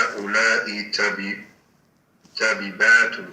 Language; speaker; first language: Arabic; non-native, learner; English